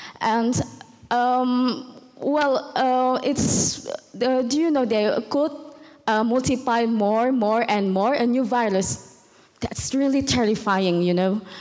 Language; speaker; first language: English; non-native, learner; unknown